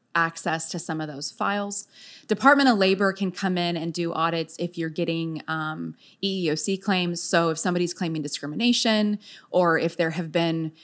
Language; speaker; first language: English; native; English